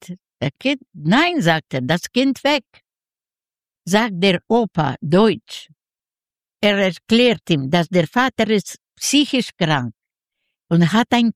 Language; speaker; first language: German; non-native, learner; Yiddish